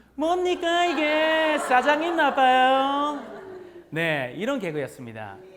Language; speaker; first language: Korean; native; Korean